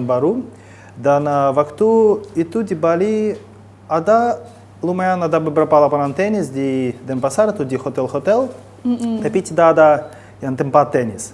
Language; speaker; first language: Indonesian; non-native, learner; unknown